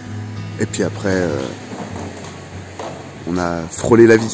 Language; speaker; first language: French; native; French